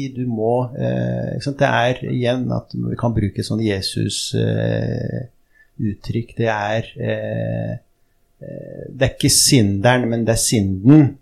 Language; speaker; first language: Norwegian; early bilingual, other home language; Arabic